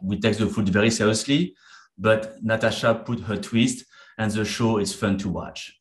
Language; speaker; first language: English; non-native, fluent; French